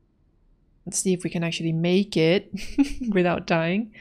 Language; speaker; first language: English; native; English